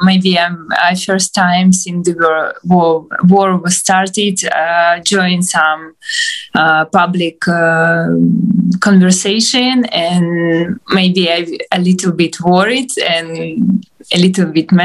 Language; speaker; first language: English; non-native, fluent; Ukrainian